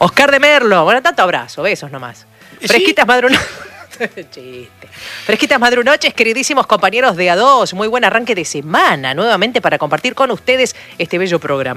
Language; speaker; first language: Spanish; native; Spanish